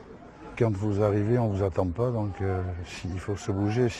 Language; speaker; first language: French; native; French